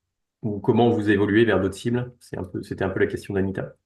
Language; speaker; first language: French; native; French